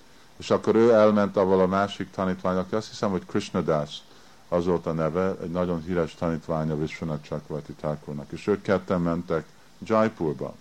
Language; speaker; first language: Hungarian; early bilingual, heritage; Hungarian